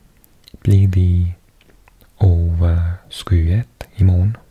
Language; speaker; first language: Danish; non-native, learner; English